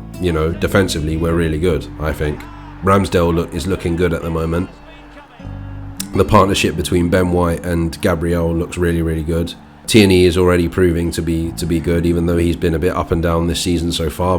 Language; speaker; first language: English; native; English